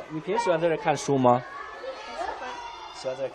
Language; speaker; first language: Chinese; native; Chinese